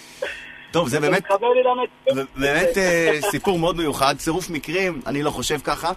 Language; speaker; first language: Hebrew; native; Hebrew